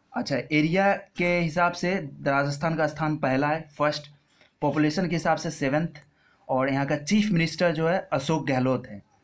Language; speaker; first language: Hindi; non-native, local second language; Bangla